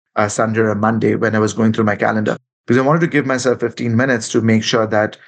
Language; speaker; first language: English; non-native, local second language; Bangla